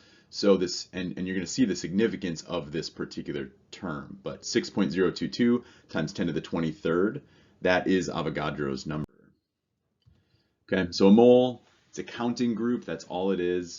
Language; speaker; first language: English; native; English